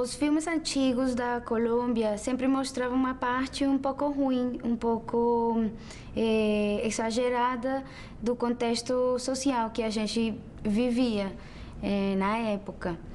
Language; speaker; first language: Portuguese; non-native, fluent; Spanish